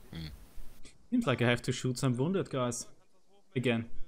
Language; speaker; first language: English; non-native, fluent; German